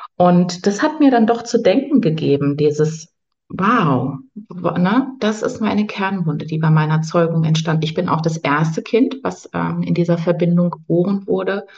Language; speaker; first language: German; native; German